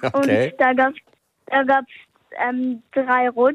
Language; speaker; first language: German; early bilingual, heritage; German